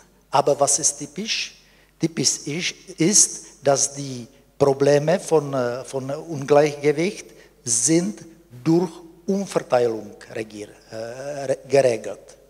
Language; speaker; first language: German; non-native, fluent; Czech